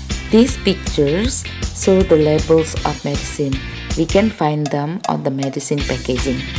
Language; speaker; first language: English; non-native, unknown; Indonesian